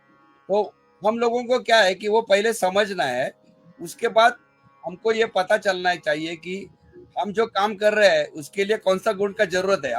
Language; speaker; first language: Hindi; non-native, local second language; Marathi